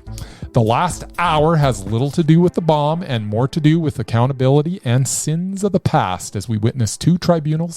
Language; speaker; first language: English; native; English